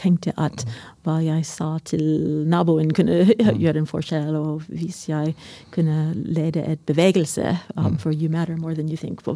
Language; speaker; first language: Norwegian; non-native, fluent; English